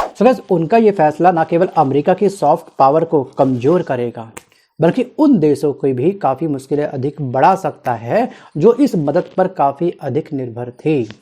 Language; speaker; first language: Hindi; native; Hindi